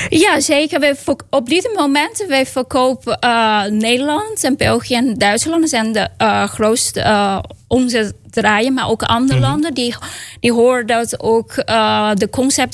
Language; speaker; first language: Dutch; non-native, learner; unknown